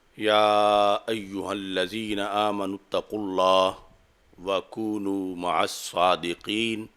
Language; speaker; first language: Urdu; non-native, local second language; Punjabi